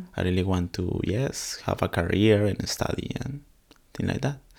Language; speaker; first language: English; non-native, learner; Spanish